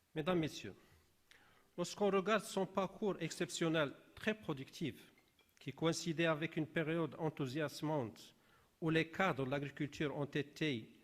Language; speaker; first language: French; non-native, local second language; Arabic